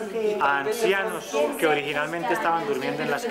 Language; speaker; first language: Spanish; native; Spanish